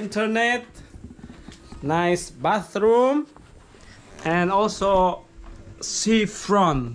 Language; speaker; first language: English; non-native, learner; Indonesian